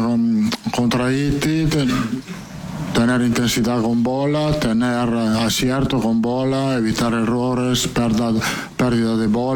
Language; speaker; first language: Portuguese; non-native, fluent; Italian